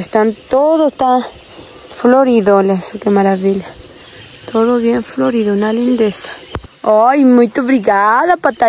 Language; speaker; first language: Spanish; non-native, learner; Portuguese